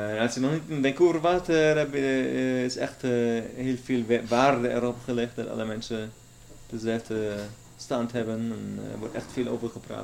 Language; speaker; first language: Dutch; non-native, learner; German